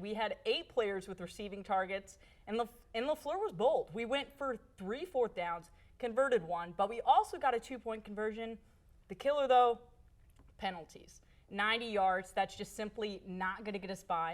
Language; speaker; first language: English; native; English